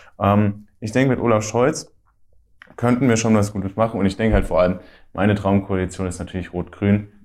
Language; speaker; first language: German; native; German